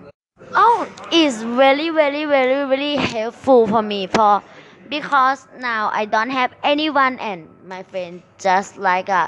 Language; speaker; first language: English; non-native, learner; Thai